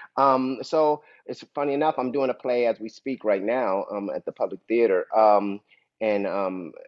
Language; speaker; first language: English; native; English